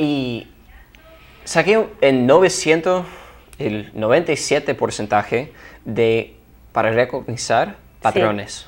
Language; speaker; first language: Spanish; non-native, fluent; English